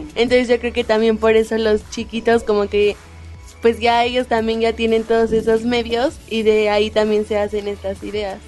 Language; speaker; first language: Spanish; native; Spanish